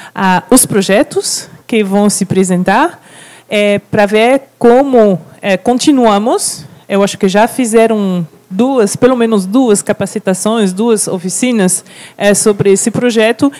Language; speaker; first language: Portuguese; non-native, fluent; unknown